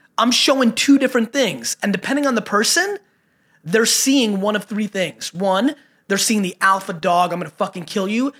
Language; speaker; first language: English; early bilingual, other home language; Russian